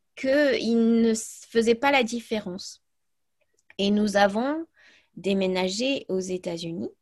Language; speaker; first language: French; early bilingual, other home language; English